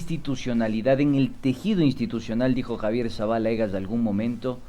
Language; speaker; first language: Spanish; native; Spanish